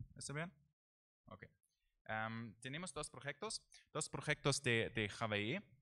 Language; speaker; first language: Spanish; non-native, learner; German